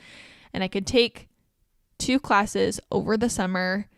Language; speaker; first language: English; native; English